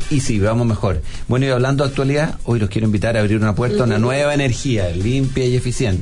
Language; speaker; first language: Spanish; native; Spanish